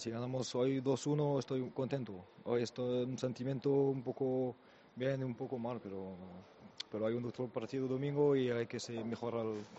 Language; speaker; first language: Spanish; non-native, learner; French